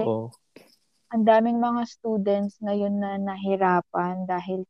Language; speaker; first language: English; non-native, local second language; Filipino